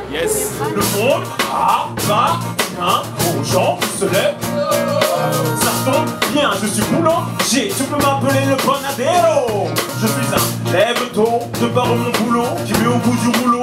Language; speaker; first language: French; native; French